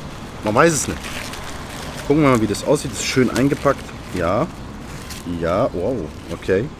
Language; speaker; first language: German; non-native, local second language; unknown